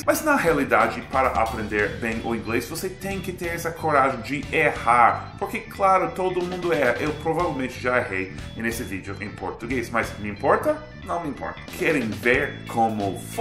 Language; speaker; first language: Portuguese; non-native, fluent; English